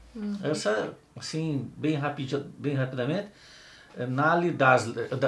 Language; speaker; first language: Portuguese; native; Portuguese